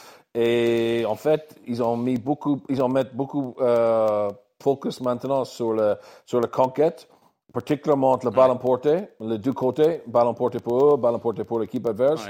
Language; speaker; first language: French; non-native, learner; English